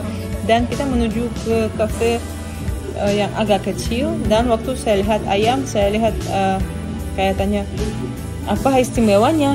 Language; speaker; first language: Indonesian; non-native, fluent; Russian